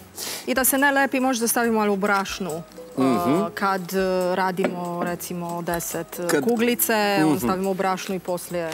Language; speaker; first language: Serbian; non-native, learner; Romanian